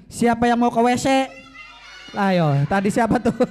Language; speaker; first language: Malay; non-native, local second language; Javanese